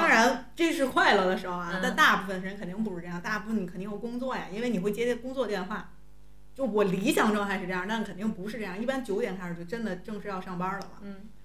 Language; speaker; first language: Chinese; native; Chinese